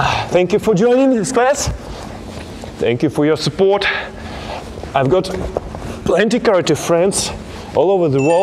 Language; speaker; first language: English; non-native, fluent; Russian